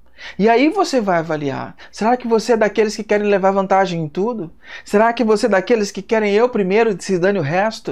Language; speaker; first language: Portuguese; native; Portuguese